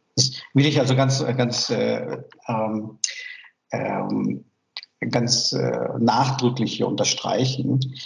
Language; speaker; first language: German; early bilingual, other home language; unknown